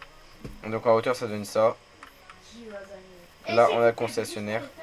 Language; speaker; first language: French; native; French